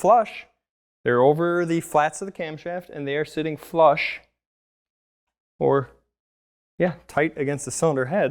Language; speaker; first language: English; native; English